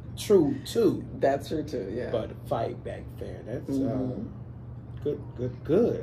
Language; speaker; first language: English; native; English